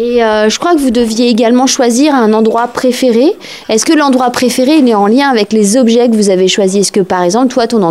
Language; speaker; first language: French; native; French